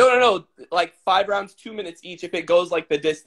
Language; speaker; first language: English; native; English